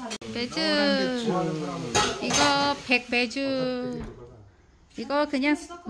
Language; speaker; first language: Korean; non-native, learner; Vietnamese